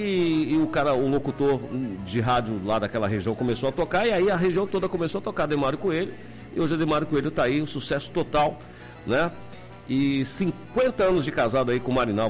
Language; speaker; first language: Portuguese; native; Portuguese